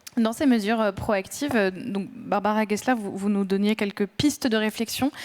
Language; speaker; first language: French; native; French